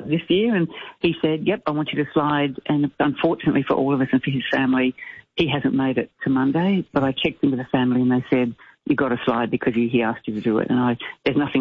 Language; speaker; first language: English; native; English